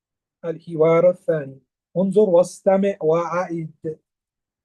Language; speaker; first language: Arabic; non-native, fluent; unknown